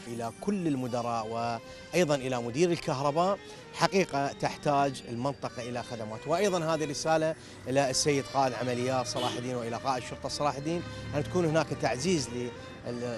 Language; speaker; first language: Arabic; native; Arabic